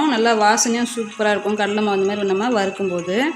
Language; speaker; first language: Tamil; native; Tamil